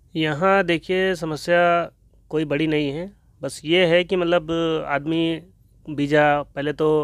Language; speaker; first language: Hindi; native; Hindi